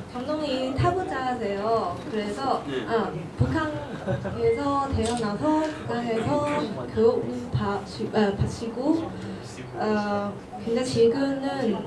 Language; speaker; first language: Korean; non-native, learner; Cantonese